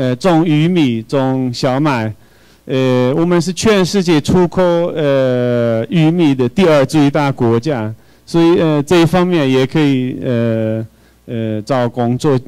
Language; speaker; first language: Chinese; non-native, fluent; Hungarian